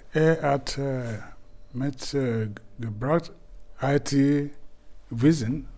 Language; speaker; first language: German; non-native, fluent; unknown